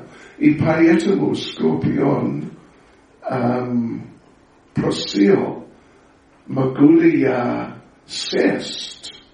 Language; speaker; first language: Russian; non-native, learner; English